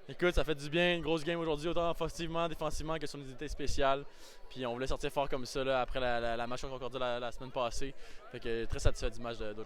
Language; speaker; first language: French; native; French